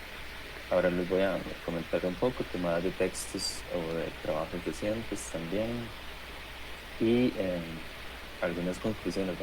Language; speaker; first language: Spanish; native; Spanish